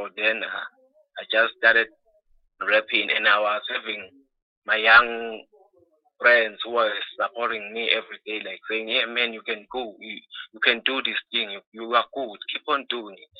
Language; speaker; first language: English; non-native, local second language; Swati